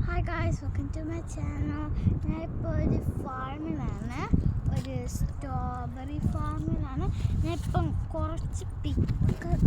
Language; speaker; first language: Malayalam; early bilingual, heritage; Malayalam